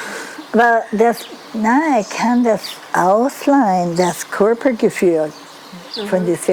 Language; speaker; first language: German; non-native, learner; English